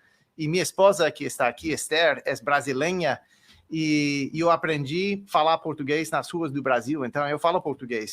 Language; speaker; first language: Portuguese; non-native, fluent; English